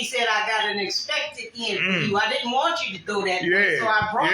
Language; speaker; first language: English; native; English